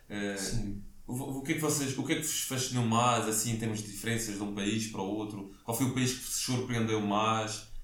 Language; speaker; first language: Portuguese; native; Portuguese